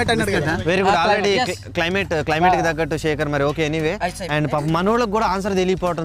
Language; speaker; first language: Telugu; native; Telugu